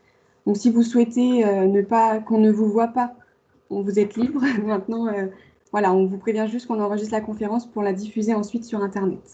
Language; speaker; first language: French; native; French